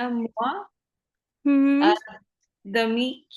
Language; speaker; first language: French; non-native, learner; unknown